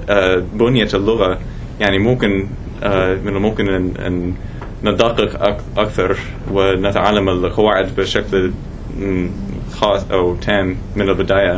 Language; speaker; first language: Arabic; non-native, fluent; English